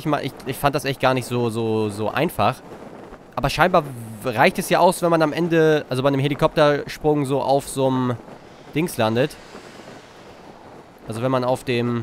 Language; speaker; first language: German; native; German